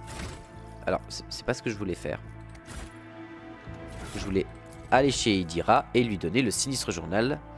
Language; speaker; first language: French; native; French